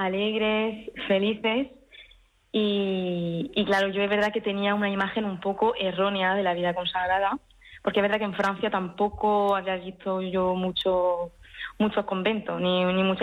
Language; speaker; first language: Spanish; early bilingual, heritage; French